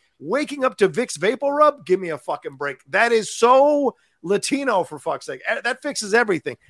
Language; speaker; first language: English; native; English